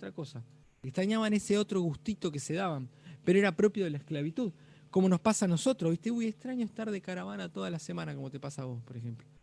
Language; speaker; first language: Spanish; native; Spanish